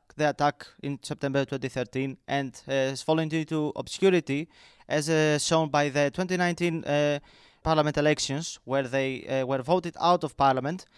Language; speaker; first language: English; non-native, fluent; Greek